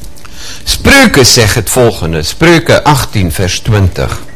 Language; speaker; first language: Dutch; non-native, fluent; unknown